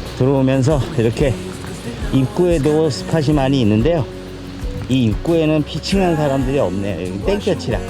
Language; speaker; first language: Korean; native; Korean